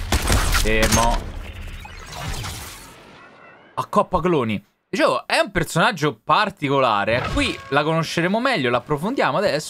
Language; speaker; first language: Italian; native; Italian